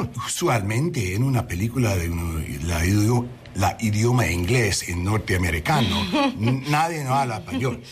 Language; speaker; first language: Spanish; non-native, learner; English